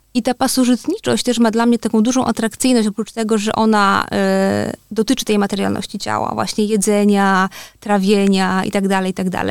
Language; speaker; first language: Polish; native; Polish